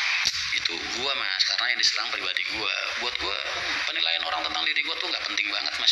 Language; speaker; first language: Indonesian; native; Indonesian